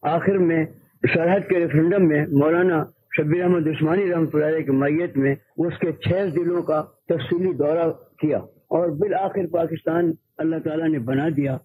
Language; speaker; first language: Urdu; native; Urdu